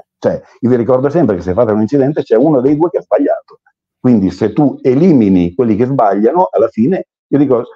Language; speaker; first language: Italian; native; Italian